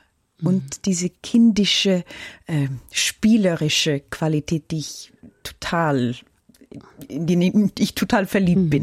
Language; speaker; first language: German; non-native, fluent; Norwegian